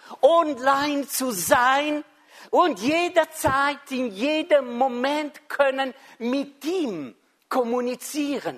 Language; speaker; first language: German; non-native, fluent; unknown